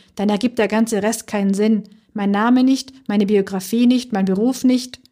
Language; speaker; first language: German; early bilingual, other home language; Turkish